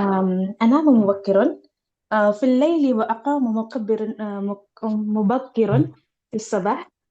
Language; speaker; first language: Arabic; non-native, learner; Urdu